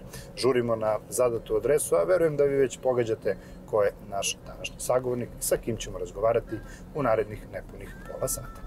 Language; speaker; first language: Serbian; native; Serbian